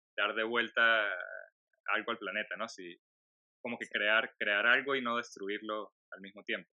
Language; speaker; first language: Spanish; native; Spanish